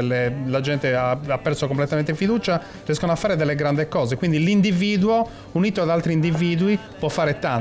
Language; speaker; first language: Italian; native; Italian